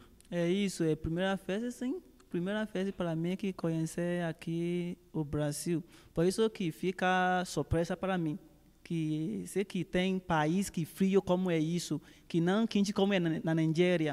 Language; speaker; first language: Portuguese; non-native, learner; Yoruba